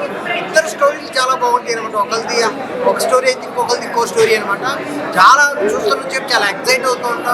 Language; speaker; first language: Telugu; native; Telugu